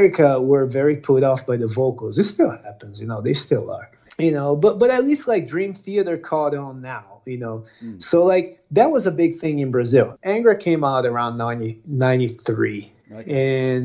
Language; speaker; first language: English; non-native, fluent; Portuguese